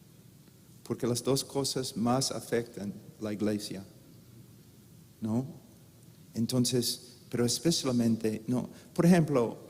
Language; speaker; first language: Spanish; non-native, fluent; English